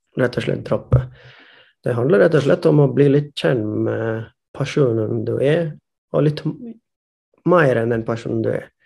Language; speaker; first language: Norwegian; non-native, fluent; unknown